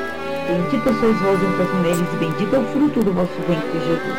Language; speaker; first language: Portuguese; native; Portuguese